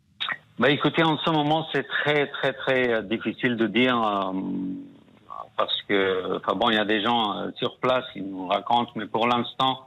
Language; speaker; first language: French; non-native, fluent; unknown